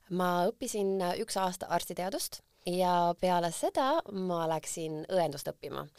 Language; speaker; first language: Estonian; early bilingual, other home language; English